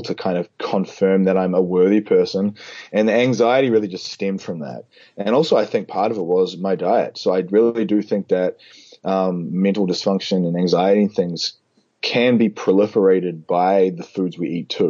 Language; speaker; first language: English; native; English